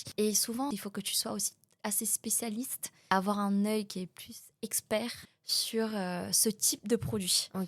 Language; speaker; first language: French; early bilingual, other home language; Vietnamese